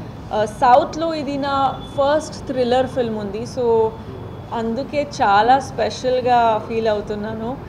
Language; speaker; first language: Telugu; non-native, fluent; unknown